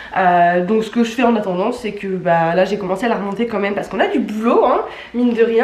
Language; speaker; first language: French; native; French